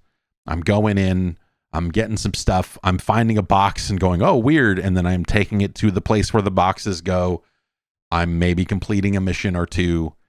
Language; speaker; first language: English; native; English